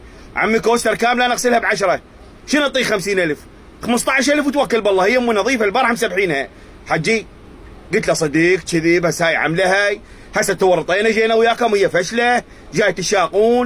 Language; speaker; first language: Arabic; native; Arabic